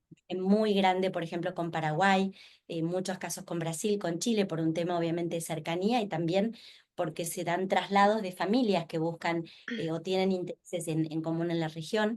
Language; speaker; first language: Spanish; native; Spanish